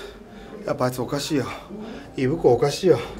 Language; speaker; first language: Japanese; native; Japanese